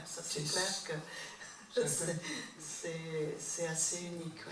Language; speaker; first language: French; non-native, fluent; Czech